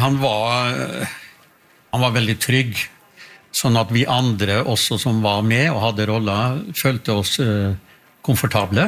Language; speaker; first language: Norwegian; native; Norwegian